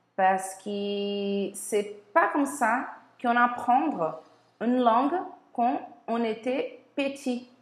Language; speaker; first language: French; non-native, learner; Portuguese